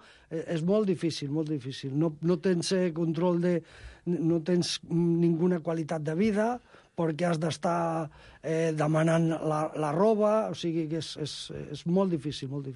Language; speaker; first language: Catalan; non-native, local second language; Spanish